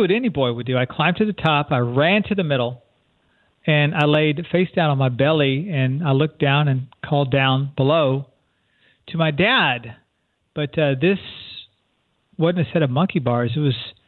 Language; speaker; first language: English; native; English